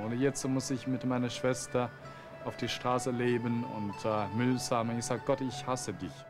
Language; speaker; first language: German; non-native, fluent; Chinese